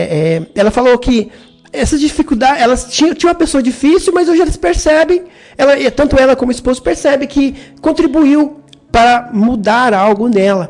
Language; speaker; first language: Portuguese; native; Portuguese